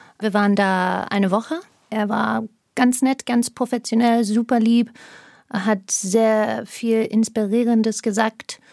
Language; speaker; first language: German; non-native, fluent; English